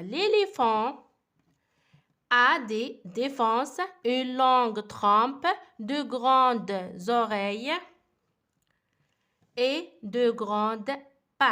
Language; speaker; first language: French; non-native, fluent; Arabic